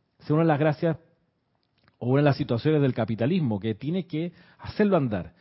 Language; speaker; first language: Spanish; native; Spanish